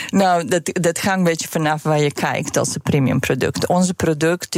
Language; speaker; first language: Dutch; non-native, fluent; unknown